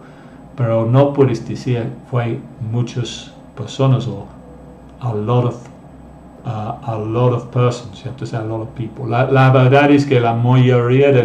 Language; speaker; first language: Spanish; non-native, fluent; English